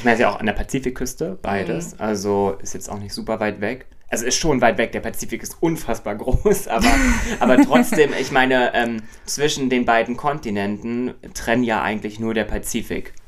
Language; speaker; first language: German; native; German